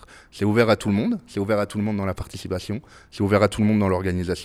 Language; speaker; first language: French; native; French